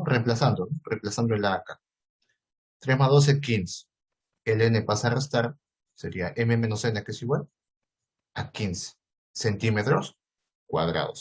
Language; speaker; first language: Spanish; native; Spanish